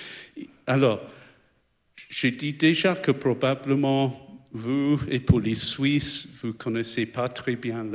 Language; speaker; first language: French; non-native, fluent; English